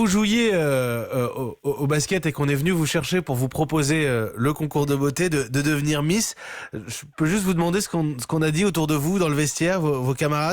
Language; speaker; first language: French; native; French